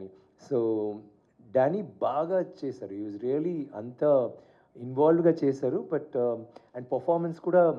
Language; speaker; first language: Telugu; non-native, learner; Tamil